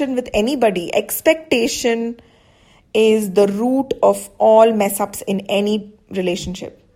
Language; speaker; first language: English; non-native, local second language; Hindi